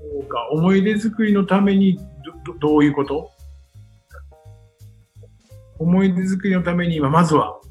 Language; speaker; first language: Japanese; native; Japanese